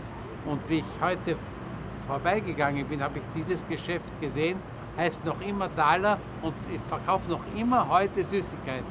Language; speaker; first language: German; early bilingual, heritage; German